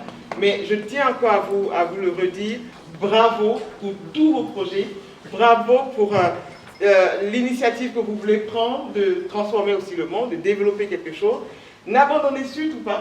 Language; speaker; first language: French; native; French